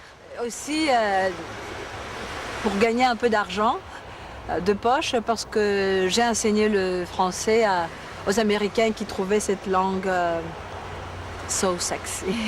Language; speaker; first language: French; non-native, fluent; Greek